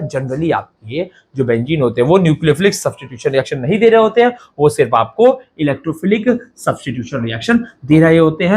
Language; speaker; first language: Hindi; native; Hindi